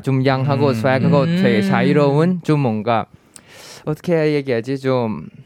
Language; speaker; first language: Korean; non-native, fluent; Thai